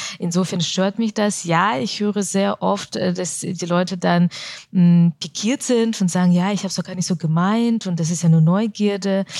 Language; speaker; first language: German; early bilingual, other home language; Russian